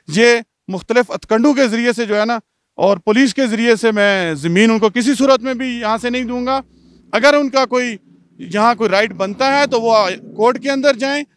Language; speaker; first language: Urdu; non-native, local second language; Punjabi